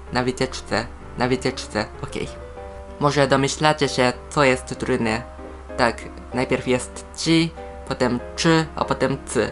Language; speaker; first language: Polish; non-native, fluent; Japanese